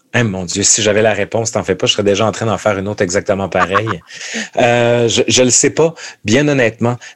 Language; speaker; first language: French; native; French